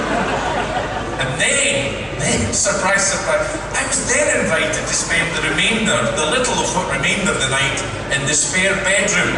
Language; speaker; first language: English; native; English